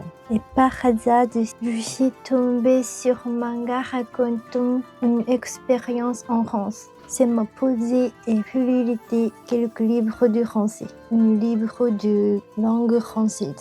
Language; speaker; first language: French; non-native, learner; Japanese